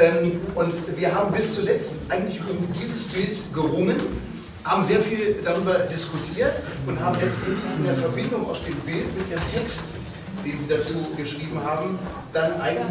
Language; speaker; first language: German; native; German